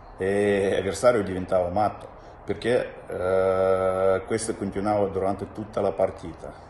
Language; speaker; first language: Italian; non-native, fluent; Russian